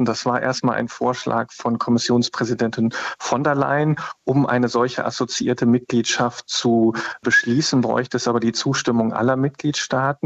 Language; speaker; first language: German; native; German